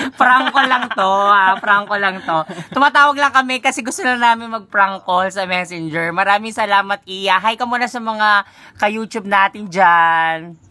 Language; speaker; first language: Filipino; native; Filipino